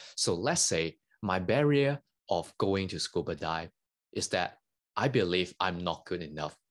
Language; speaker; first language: English; non-native, local second language; Cantonese